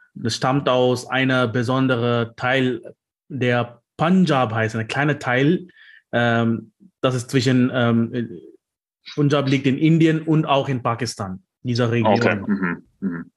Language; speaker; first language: German; non-native, learner; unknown